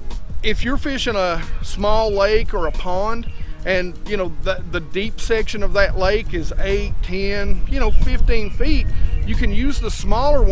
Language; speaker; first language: English; native; English